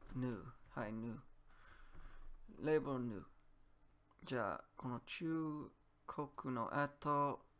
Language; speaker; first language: Japanese; non-native, learner; Polish